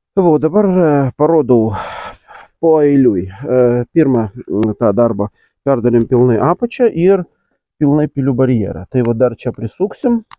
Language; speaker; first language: Lithuanian; non-native, local second language; Russian